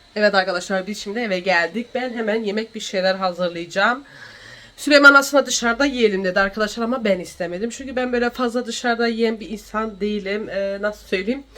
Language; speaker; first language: Turkish; early bilingual, heritage; Turkish